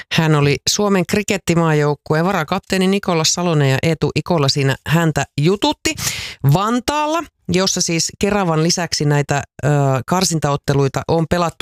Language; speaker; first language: Finnish; native; Finnish